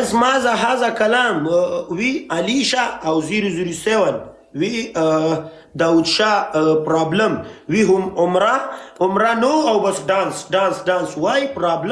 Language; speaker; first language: Arabic; non-native, learner; Pashto